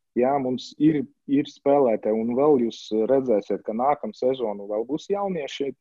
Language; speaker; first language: Latvian; non-native, local second language; Russian